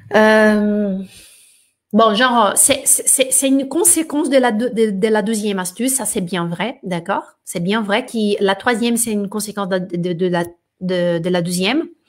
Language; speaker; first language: French; non-native, fluent; Portuguese